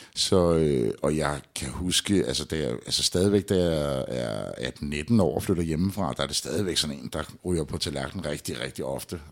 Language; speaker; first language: Danish; native; Danish